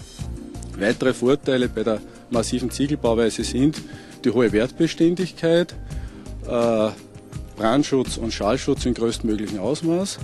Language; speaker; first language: German; native; German